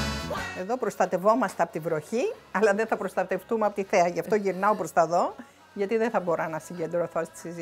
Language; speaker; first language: Greek; native; Greek